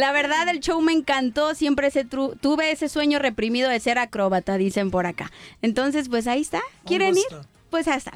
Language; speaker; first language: Spanish; native; Spanish